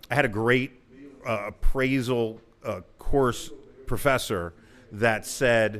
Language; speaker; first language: English; native; English